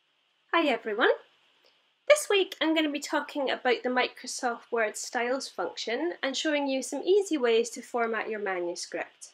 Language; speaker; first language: English; native; English